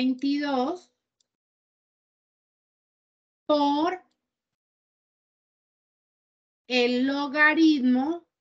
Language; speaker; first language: Spanish; native; Spanish